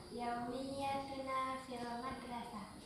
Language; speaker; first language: Arabic; non-native, learner; Indonesian